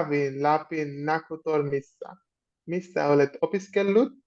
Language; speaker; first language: Finnish; non-native, learner; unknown